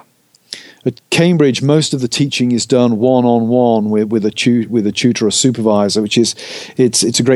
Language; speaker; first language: English; native; English